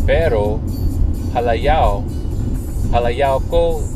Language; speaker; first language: Filipino; non-native, learner; English